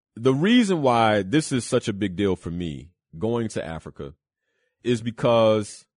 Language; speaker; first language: English; early bilingual, other home language; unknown